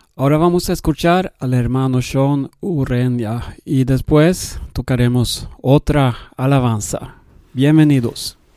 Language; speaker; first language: Spanish; non-native, learner; Swedish